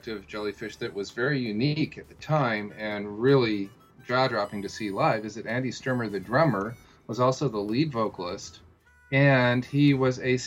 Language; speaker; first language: English; native; English